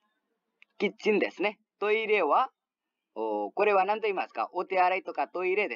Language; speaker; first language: Japanese; non-native, learner; Nepali